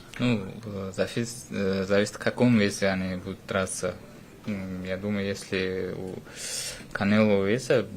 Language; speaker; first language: Russian; non-native, fluent; Uzbek